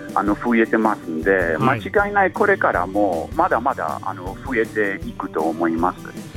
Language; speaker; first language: Japanese; non-native, fluent; English